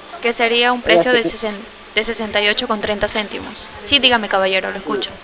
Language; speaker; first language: Spanish; native; Spanish